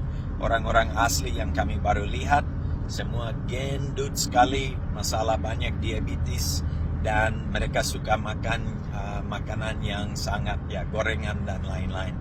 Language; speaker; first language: Indonesian; non-native, fluent; English